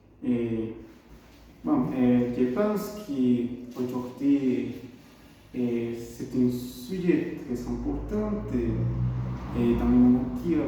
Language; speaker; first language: French; non-native, learner; Spanish